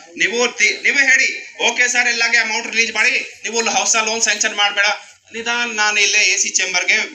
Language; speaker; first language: Kannada; non-native, learner; Hindi